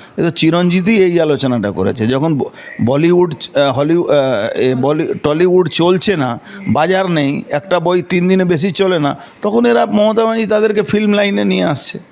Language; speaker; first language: Bangla; non-native, local second language; Hindi